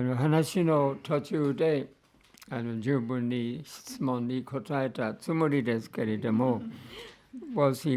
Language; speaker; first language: Japanese; non-native, fluent; English